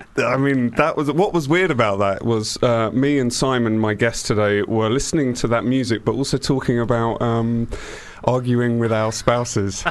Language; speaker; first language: English; native; English